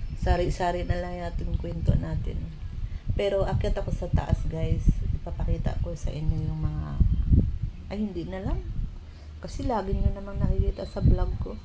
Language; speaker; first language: Filipino; non-native, local second language; Cebuano